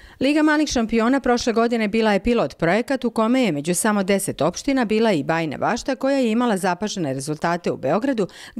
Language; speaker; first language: Serbian; native; Serbian